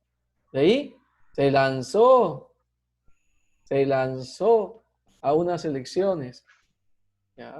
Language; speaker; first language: Spanish; native; Spanish